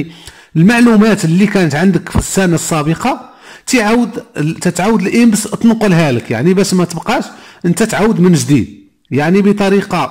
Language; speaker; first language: Arabic; native; Arabic